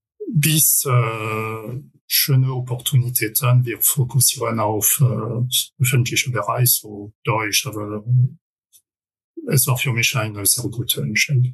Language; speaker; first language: German; non-native, fluent; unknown